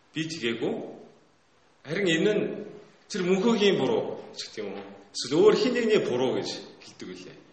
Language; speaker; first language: Mongolian; native; Mongolian